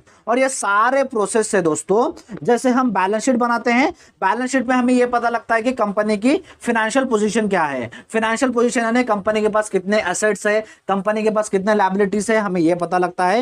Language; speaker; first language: Hindi; native; Hindi